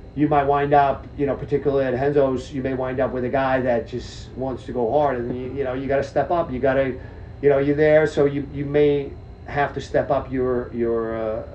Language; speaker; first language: English; early bilingual, other home language; Czech